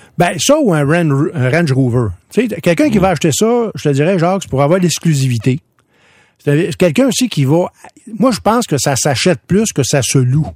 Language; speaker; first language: French; native; French